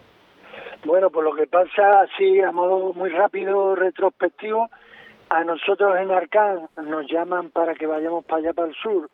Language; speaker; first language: Spanish; native; Spanish